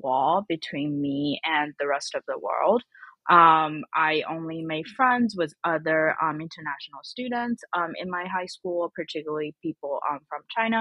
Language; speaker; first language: English; non-native, fluent; Chinese